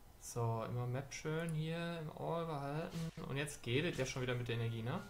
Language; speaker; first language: German; native; German